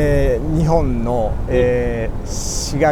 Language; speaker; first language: Japanese; native; Japanese